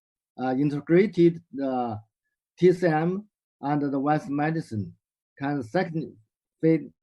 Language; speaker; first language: English; non-native, learner; Chinese